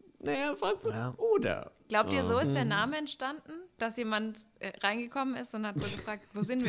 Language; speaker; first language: German; native; German